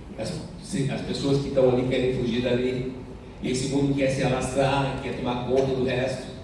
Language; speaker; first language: Portuguese; non-native, fluent; English